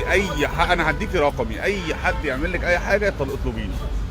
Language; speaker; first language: Arabic; native; Arabic